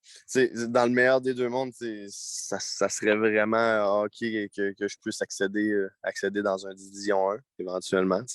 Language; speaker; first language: French; native; French